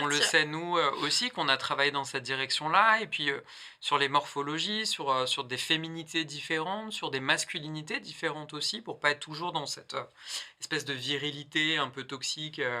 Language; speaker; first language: French; native; French